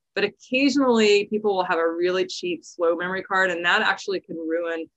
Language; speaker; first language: English; native; English